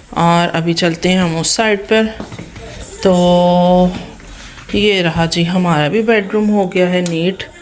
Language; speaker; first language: Urdu; non-native, local second language; Punjabi